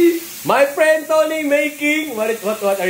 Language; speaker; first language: English; non-native, learner; Filipino